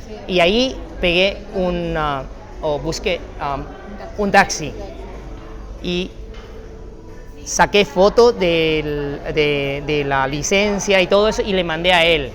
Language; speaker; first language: Spanish; non-native, fluent; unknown